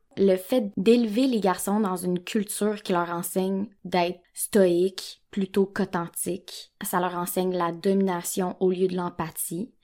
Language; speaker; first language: French; native; French